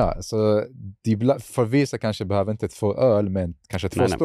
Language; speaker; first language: Swedish; non-native, fluent; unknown